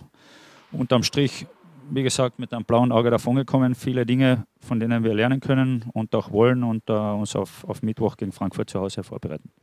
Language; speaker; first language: German; native; German